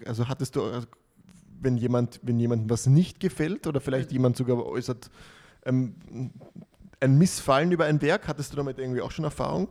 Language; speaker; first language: German; native; German